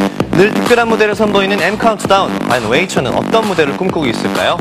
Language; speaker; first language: Korean; native; Korean